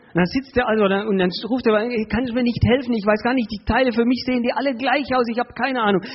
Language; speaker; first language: German; early bilingual, other home language; Spanish